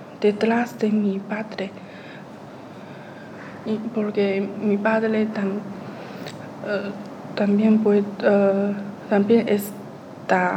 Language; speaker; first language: Spanish; non-native, learner; Chinese